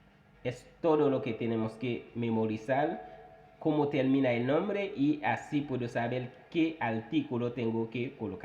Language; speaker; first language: Spanish; non-native, fluent; Haitian Creole